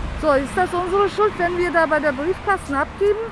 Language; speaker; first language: German; non-native, learner; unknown